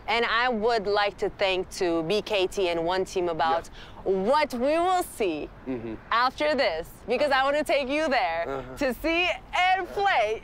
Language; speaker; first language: English; non-native, fluent; Turkish